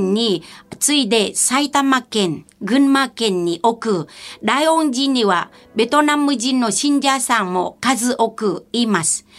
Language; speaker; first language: Japanese; non-native, fluent; Vietnamese